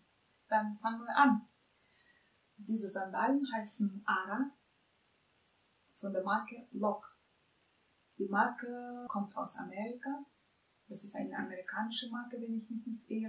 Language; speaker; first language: German; non-native, fluent; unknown